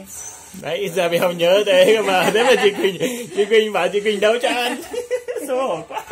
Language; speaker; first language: Vietnamese; native; Vietnamese